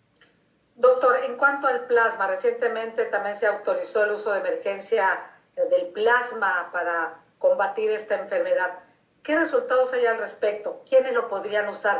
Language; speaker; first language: Spanish; native; Spanish